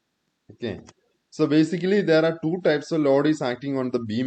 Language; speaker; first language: English; non-native, local second language; Malayalam